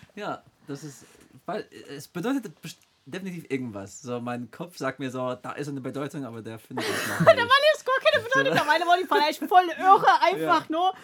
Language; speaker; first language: German; non-native, fluent; English